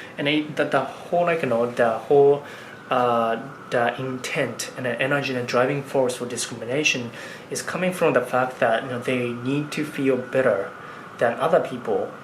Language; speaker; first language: English; non-native, fluent; Japanese